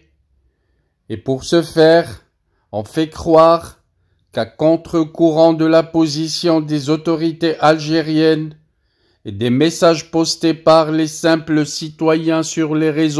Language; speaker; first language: French; non-native, local second language; Arabic